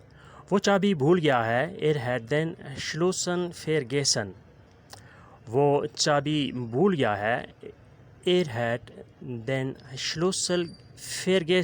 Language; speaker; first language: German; non-native, learner; Urdu